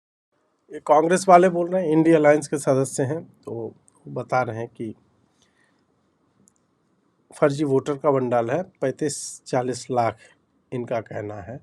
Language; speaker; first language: Hindi; native; Hindi